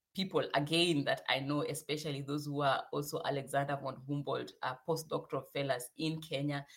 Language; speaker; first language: English; non-native, local second language; Swahili